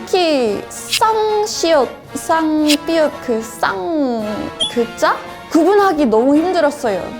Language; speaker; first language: Korean; non-native, fluent; English